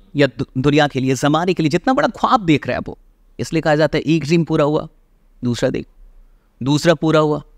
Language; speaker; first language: Hindi; native; Hindi